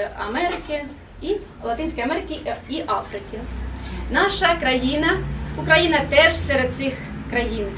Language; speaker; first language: Ukrainian; non-native, fluent; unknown